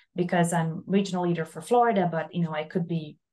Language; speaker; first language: English; non-native, fluent; Portuguese